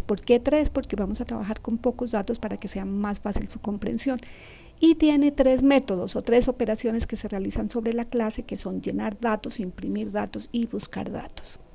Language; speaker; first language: Spanish; native; Spanish